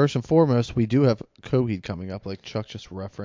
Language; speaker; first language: English; native; English